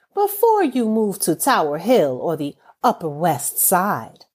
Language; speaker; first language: English; native; English